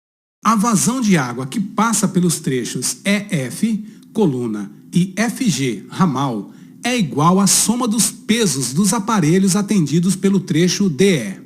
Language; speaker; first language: Portuguese; native; Portuguese